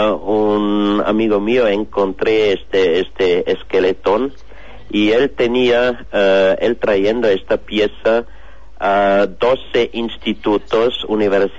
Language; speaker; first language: Spanish; non-native, learner; German